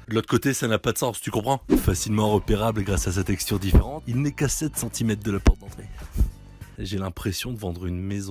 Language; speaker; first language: French; native; French